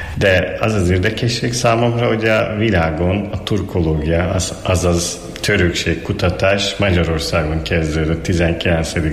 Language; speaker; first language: Hungarian; non-native, fluent; Turkish